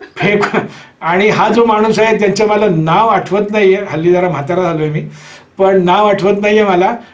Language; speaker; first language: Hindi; non-native, local second language; Marathi